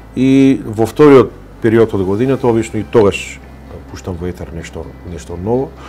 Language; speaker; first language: Macedonian; native; Macedonian